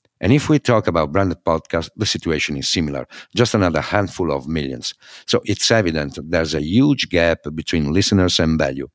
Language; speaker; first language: English; non-native, fluent; Italian